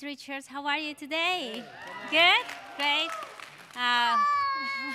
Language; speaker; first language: English; non-native, learner; Spanish